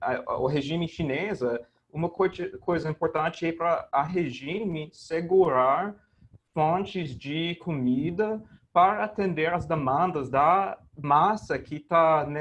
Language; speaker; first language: Portuguese; non-native, fluent; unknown